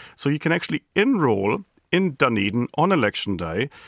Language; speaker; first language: English; non-native, fluent; German